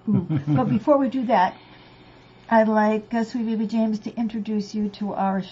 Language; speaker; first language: English; native; English